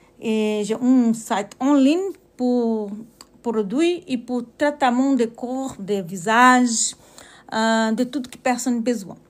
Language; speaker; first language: French; non-native, learner; Portuguese